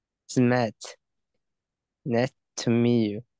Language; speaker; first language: English; non-native, learner; Chinese